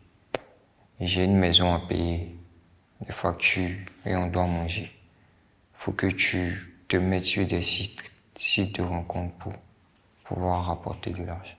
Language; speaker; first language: French; non-native, local second language; Bambara